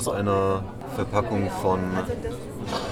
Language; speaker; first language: German; native; German